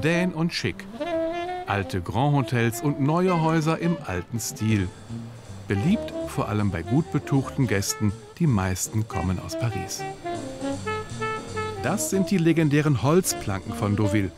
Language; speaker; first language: German; native; German